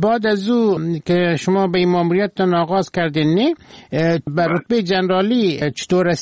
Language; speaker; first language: Persian; native; Persian